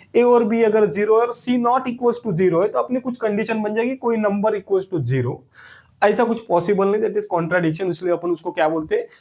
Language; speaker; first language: Hindi; non-native, local second language; Marathi